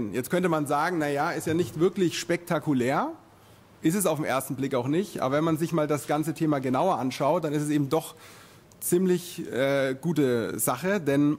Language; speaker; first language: German; native; German